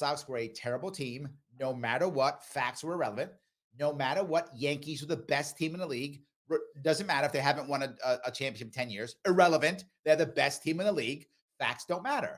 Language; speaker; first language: English; native; English